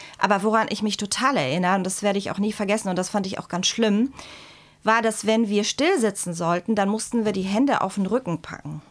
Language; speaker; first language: German; early bilingual, other home language; Czech